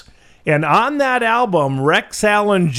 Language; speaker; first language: English; native; English